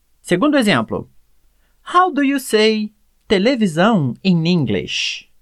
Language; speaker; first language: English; non-native, fluent; Portuguese